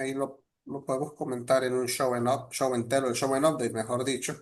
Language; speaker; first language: Spanish; native; Spanish